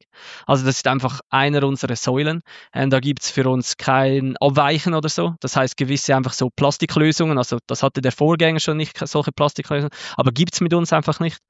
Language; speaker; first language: German; native; German